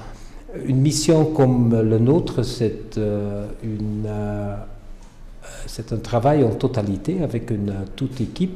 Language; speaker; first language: French; non-native, fluent; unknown